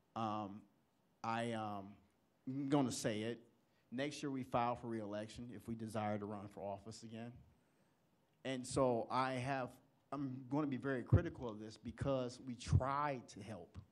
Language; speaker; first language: English; native; English